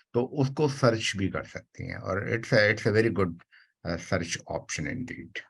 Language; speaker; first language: Urdu; native; Urdu